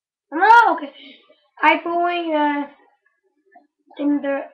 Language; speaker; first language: English; non-native, learner; Danish